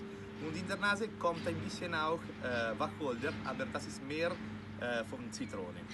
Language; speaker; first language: German; non-native, local second language; Italian